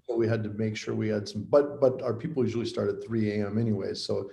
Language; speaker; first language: English; native; English